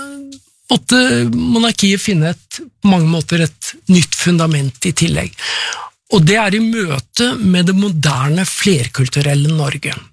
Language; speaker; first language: Norwegian; native; Norwegian